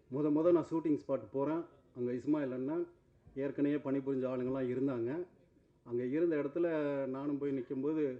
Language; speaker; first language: Tamil; native; Tamil